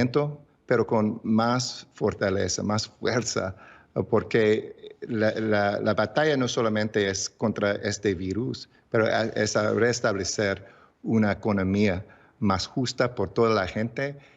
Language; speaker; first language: Spanish; early bilingual, heritage; English